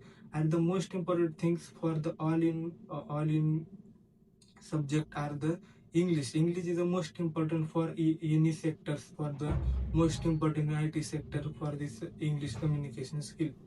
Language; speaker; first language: English; non-native, learner; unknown